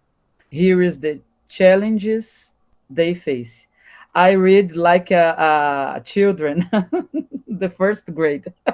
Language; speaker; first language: English; non-native, learner; Portuguese